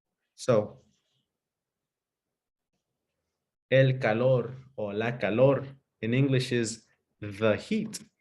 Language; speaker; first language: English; non-native, fluent; Spanish